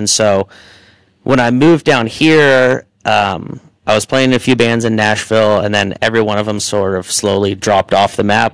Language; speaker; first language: English; native; English